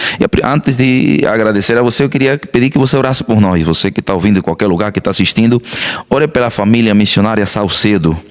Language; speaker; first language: Portuguese; non-native, fluent; Spanish